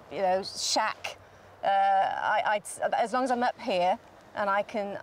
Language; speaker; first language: English; native; English